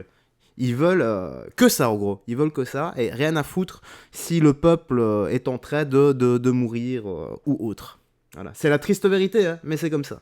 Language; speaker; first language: French; native; French